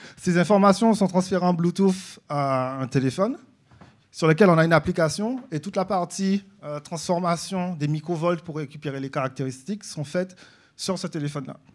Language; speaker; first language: French; native; French